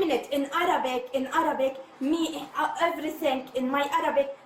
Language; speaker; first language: English; non-native, learner; Arabic